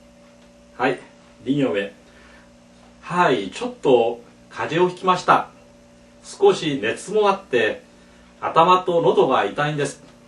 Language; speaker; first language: Japanese; non-native, fluent; Korean